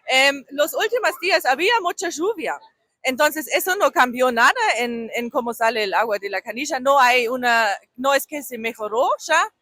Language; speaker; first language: Spanish; non-native, fluent; German